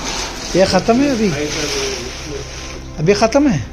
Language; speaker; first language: Hindi; non-native, local second language; Malayalam